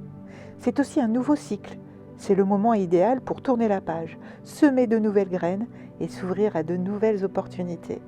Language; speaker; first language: French; native; French